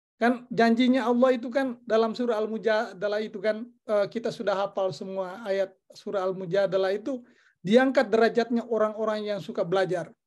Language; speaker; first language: Indonesian; non-native, local second language; Buginese